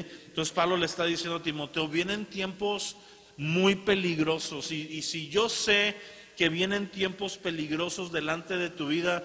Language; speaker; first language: Spanish; native; Spanish